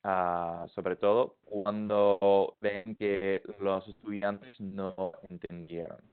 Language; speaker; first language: Spanish; non-native, fluent; English